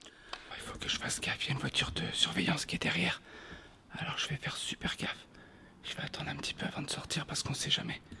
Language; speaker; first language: French; native; French